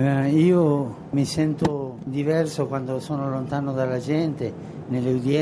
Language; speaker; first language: Italian; non-native, fluent; Spanish